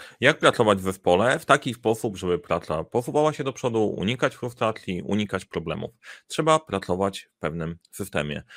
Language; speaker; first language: Polish; native; Polish